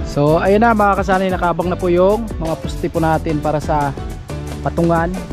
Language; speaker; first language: Filipino; non-native, local second language; Cebuano